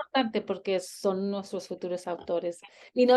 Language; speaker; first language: Spanish; early bilingual, heritage; Spanish